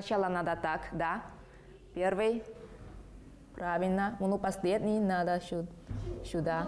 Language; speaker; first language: Russian; non-native, learner; Chinese